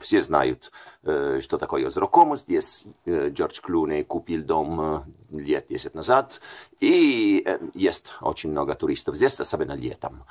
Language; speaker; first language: Russian; non-native, fluent; Italian